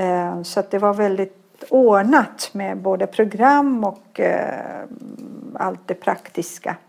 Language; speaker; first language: Swedish; early bilingual, other home language; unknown